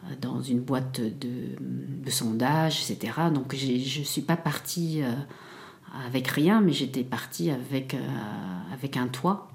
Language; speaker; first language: French; early bilingual, other home language; Khmer